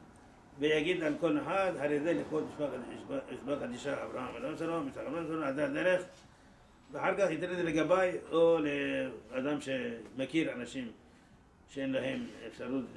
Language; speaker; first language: Hebrew; non-native, fluent; Persian